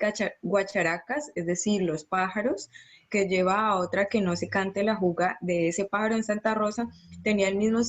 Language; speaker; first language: Spanish; native; Spanish